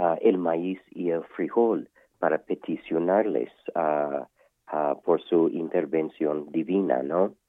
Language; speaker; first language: Spanish; non-native, fluent; English